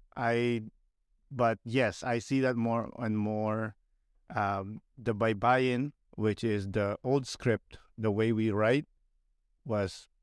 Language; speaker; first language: English; non-native, local second language; Filipino